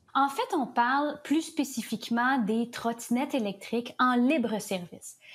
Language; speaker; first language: French; native; French